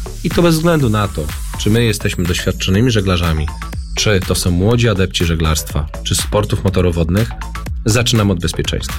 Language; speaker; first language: Polish; native; Polish